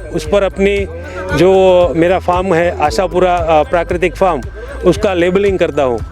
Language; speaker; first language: Hindi; non-native, local second language; Gujarati